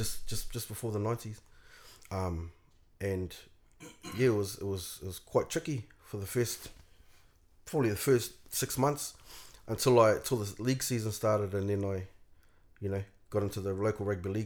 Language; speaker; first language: English; native; English